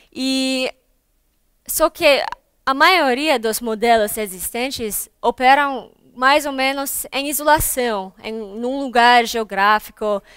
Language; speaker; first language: Portuguese; non-native, fluent; English